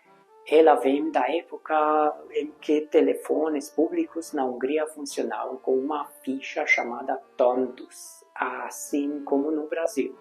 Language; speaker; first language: Portuguese; non-native, fluent; Hungarian